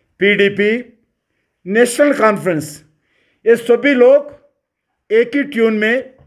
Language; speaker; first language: Hindi; non-native, local second language; Telugu